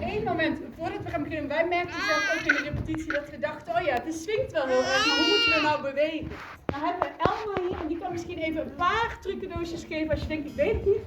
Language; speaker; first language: Dutch; native; Dutch